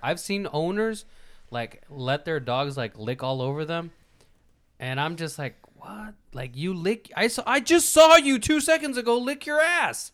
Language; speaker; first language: English; early bilingual, other home language; Spanish